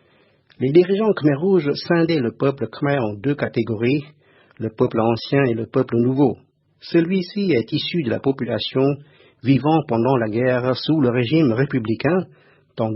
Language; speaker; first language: French; non-native, fluent; Khmer